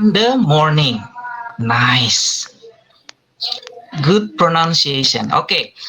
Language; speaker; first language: English; non-native, fluent; Indonesian